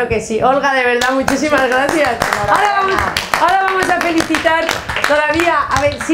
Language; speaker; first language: Spanish; native; Spanish